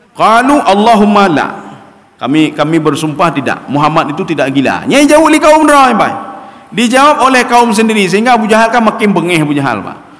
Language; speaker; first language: Malay; non-native, local second language; Achinese